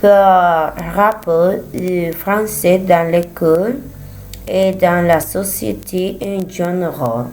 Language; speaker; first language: French; non-native, learner; Spanish